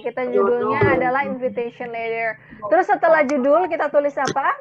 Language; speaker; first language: Indonesian; native; Indonesian